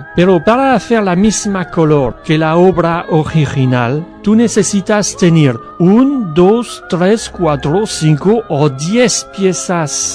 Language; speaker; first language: Spanish; non-native, learner; French